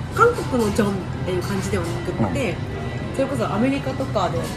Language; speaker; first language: Korean; non-native, fluent; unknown